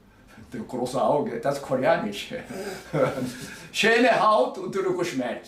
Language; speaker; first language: German; non-native, learner; Korean